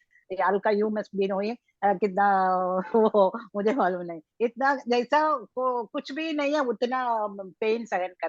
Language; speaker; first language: Hindi; non-native, local second language; Tamil